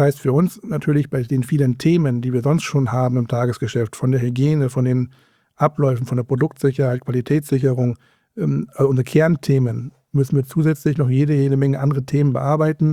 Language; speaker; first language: German; native; German